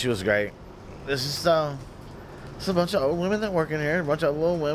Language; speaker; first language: English; native; English